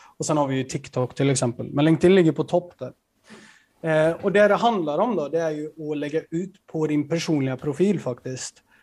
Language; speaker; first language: Swedish; native; Swedish